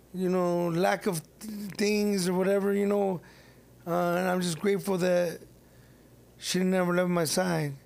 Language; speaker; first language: English; early bilingual, other home language; Spanish